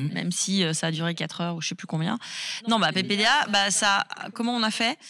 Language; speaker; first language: French; native; French